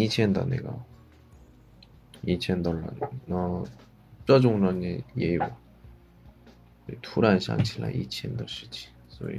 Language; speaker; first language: Chinese; non-native, learner; Korean